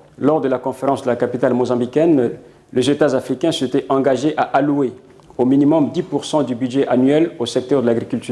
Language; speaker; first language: French; non-native, fluent; Portuguese